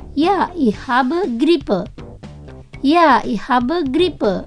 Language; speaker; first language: German; non-native, fluent; Indonesian